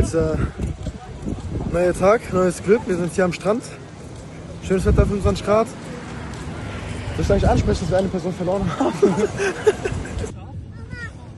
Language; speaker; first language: German; native; German